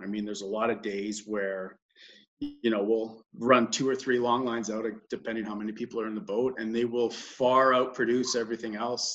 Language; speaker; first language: English; native; English